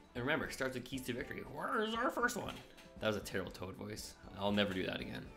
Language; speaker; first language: English; native; English